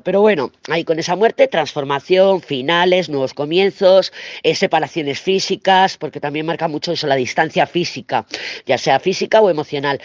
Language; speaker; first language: Spanish; native; Spanish